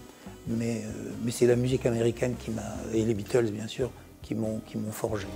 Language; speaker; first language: French; native; French